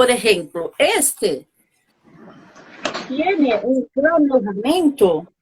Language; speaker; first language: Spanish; non-native, learner; Portuguese